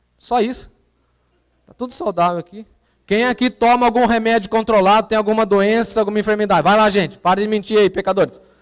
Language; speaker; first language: Portuguese; native; Portuguese